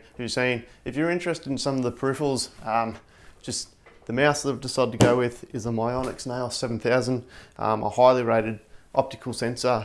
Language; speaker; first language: English; native; English